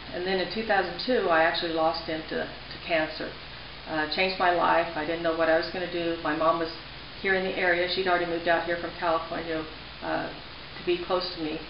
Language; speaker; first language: English; native; English